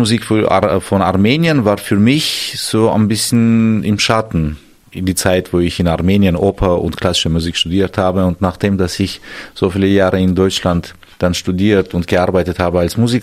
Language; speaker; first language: German; non-native, fluent; Armenian